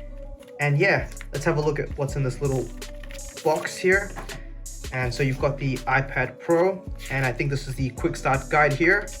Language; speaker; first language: English; native; English